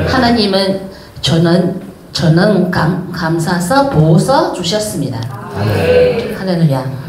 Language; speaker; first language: Korean; non-native, learner; Chinese